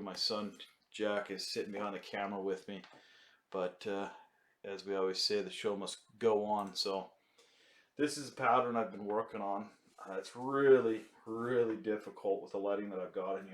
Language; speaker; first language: English; native; English